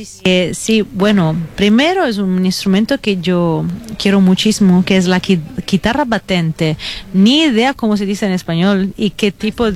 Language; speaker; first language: Spanish; non-native, fluent; Italian